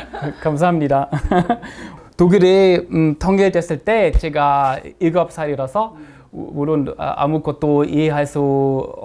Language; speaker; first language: Korean; non-native, fluent; German